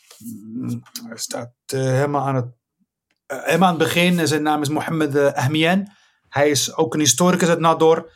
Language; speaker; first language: Dutch; early bilingual, other home language; Riffian